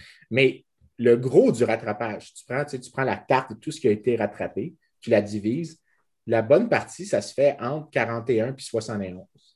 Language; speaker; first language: French; native; French